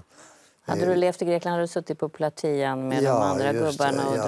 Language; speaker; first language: Swedish; native; Swedish